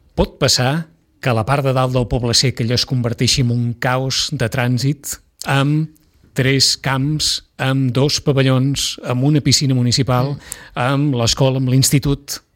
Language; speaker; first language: Catalan; native; Catalan